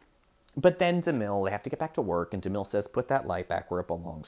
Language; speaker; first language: English; native; English